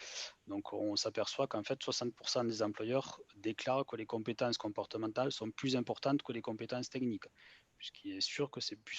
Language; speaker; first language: French; native; French